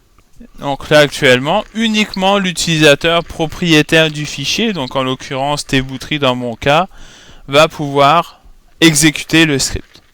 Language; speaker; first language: French; native; French